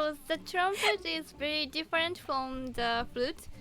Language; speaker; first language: English; non-native, learner; Japanese